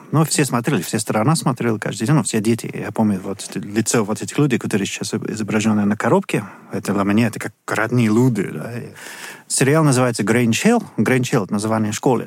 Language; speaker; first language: Russian; non-native, fluent; English